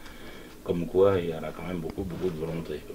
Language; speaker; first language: French; native; French